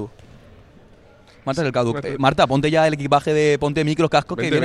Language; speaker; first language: Spanish; native; Spanish